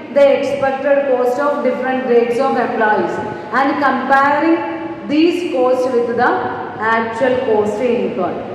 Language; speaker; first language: English; non-native, local second language; Malayalam